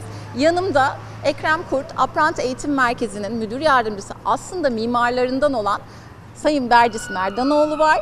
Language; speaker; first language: Turkish; native; Turkish